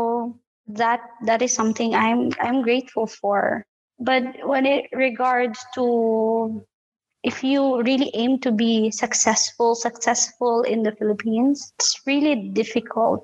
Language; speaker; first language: English; non-native, local second language; Filipino